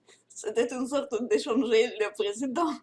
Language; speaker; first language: French; non-native, learner; Russian